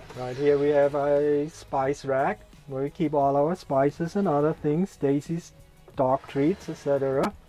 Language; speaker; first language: English; non-native, fluent; German